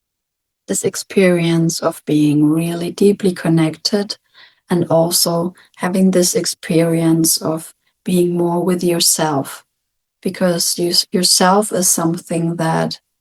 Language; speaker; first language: English; non-native, fluent; German